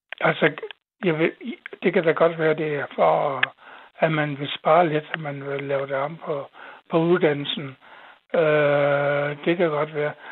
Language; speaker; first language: Danish; native; Danish